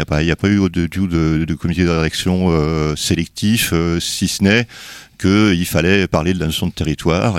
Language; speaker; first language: French; native; French